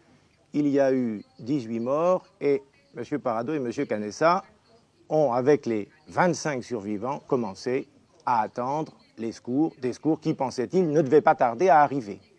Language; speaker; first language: French; native; French